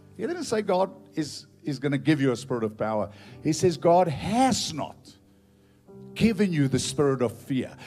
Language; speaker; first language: English; non-native, local second language; Afrikaans